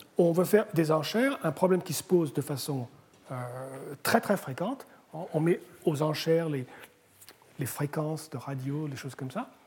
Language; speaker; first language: French; native; French